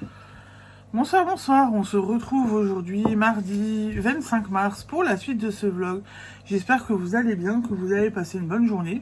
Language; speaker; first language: French; native; French